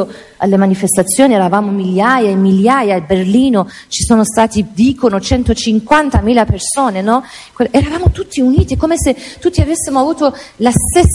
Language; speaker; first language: Italian; non-native, fluent; Persian